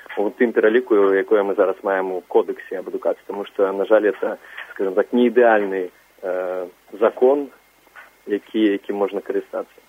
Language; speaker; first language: Belarusian; non-native, local second language; Russian